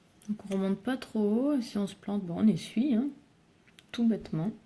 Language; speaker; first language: French; native; French